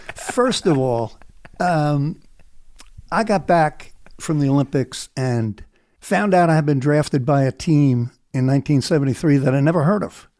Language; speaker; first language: English; native; English